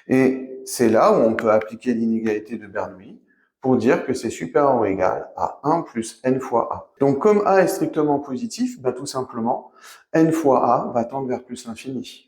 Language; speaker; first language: French; native; French